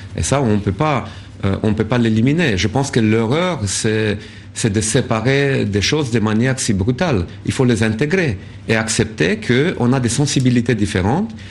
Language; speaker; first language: French; non-native, fluent; Romanian